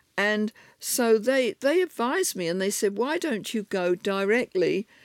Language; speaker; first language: English; native; English